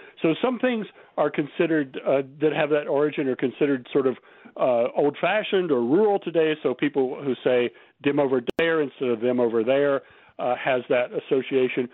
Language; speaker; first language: English; native; English